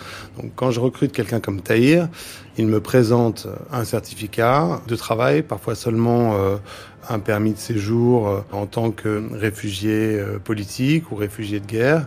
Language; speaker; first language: French; native; French